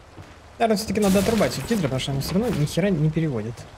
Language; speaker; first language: Russian; native; Russian